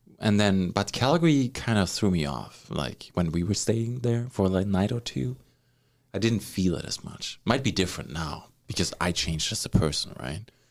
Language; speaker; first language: English; non-native, fluent; German